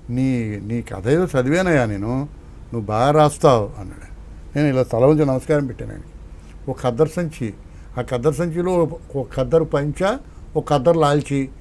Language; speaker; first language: Telugu; native; Telugu